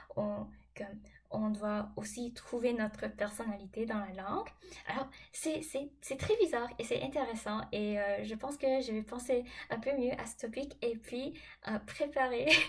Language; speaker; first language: French; non-native, fluent; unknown